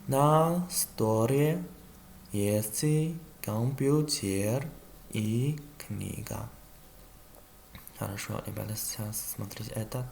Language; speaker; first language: Russian; non-native, learner; Chinese